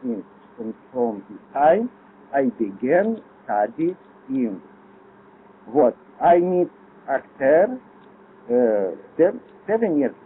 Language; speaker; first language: English; non-native, learner; Lithuanian